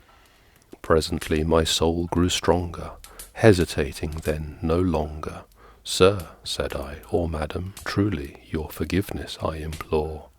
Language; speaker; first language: English; native; English